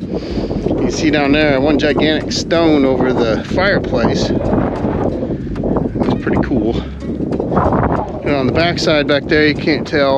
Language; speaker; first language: English; native; English